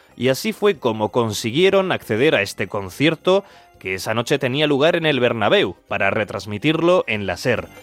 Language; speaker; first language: Spanish; native; Spanish